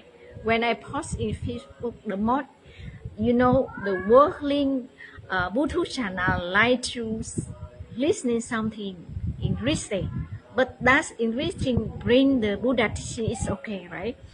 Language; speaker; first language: English; non-native, learner; Vietnamese